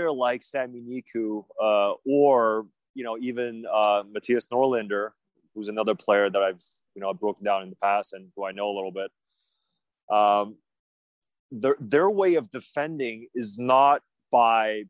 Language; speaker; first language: English; native; English